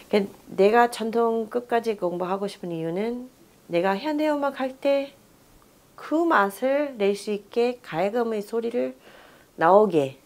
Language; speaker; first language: Korean; non-native, fluent; English